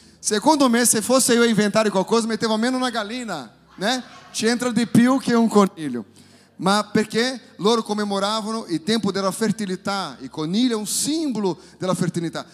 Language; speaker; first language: Italian; non-native, fluent; Portuguese